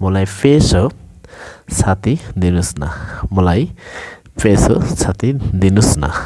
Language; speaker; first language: Nepali; non-native, local second language; Bangla